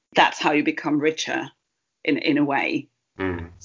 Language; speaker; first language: English; early bilingual, heritage; Spanish